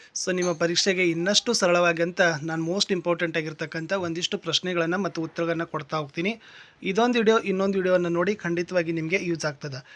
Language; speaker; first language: Kannada; native; Kannada